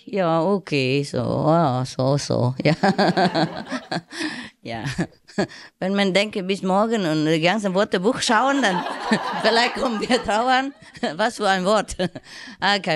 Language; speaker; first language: German; non-native, learner; Vietnamese